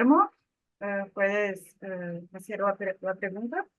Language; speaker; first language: Spanish; non-native, fluent; Portuguese